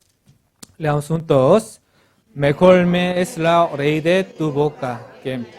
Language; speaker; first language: Spanish; non-native, learner; Korean